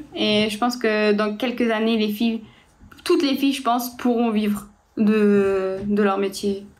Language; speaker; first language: French; native; French